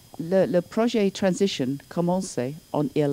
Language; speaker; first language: French; non-native, learner; English